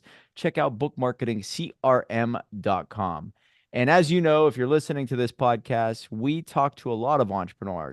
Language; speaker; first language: English; native; English